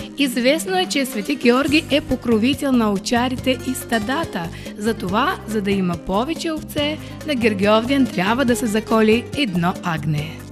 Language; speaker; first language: Bulgarian; early bilingual, heritage; Bulgarian